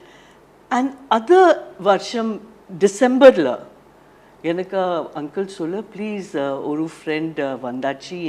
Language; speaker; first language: Tamil; non-native, learner; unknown